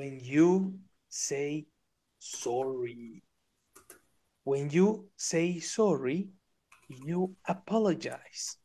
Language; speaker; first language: English; non-native, fluent; Spanish